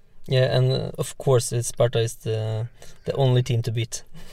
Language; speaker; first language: English; non-native, learner; Norwegian